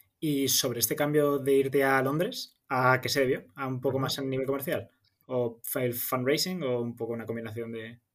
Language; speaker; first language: Spanish; native; Spanish